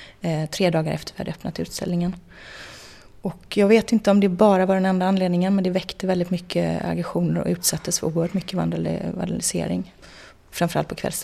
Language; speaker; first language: Swedish; native; Swedish